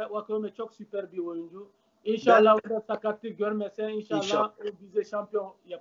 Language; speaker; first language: Turkish; non-native, learner; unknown